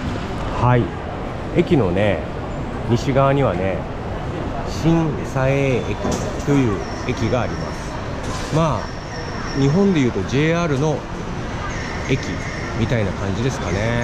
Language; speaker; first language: Japanese; native; Japanese